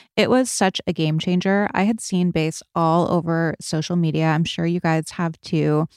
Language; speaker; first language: English; native; English